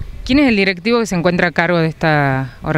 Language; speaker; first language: Spanish; native; Spanish